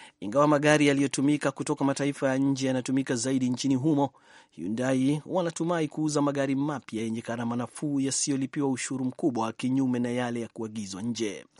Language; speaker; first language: Swahili; non-native, local second language; Kikuyu